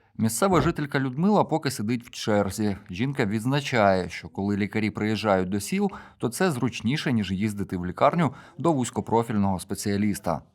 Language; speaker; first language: Ukrainian; native; Ukrainian